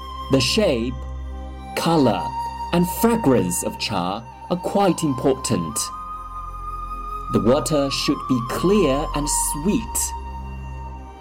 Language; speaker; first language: English; non-native, fluent; Chinese